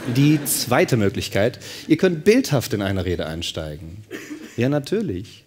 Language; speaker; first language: German; native; German